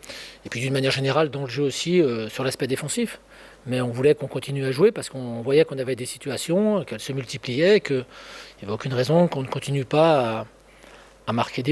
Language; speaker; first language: French; native; French